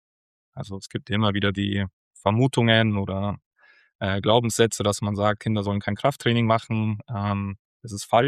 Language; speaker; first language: German; native; German